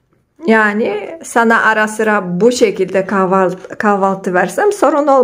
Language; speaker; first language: Turkish; non-native, fluent; Polish